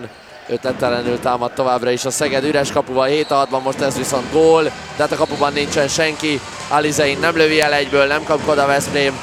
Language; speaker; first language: Hungarian; native; Hungarian